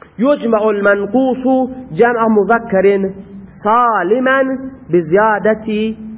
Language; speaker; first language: Persian; non-native, local second language; Baluchi